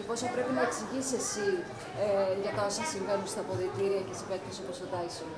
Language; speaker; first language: Greek; native; Greek